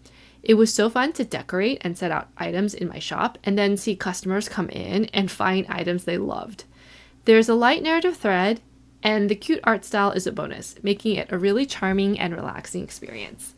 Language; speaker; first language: English; native; English